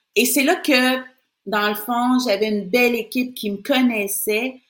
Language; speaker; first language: French; native; French